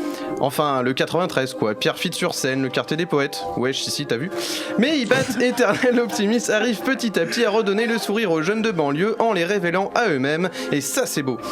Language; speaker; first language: French; native; French